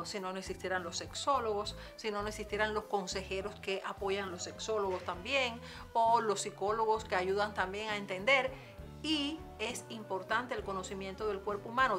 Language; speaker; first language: Spanish; native; Spanish